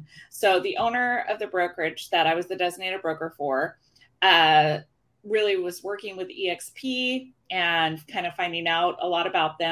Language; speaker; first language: English; native; English